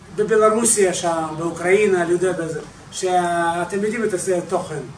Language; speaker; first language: Hebrew; non-native, fluent; Russian